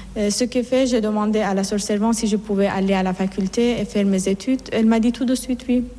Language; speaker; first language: French; non-native, fluent; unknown